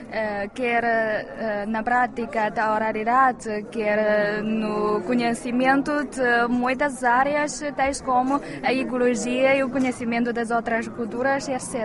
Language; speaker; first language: Portuguese; non-native, fluent; Chinese